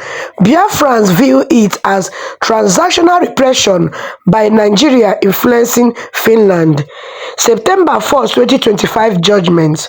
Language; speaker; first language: English; non-native, local second language; Igbo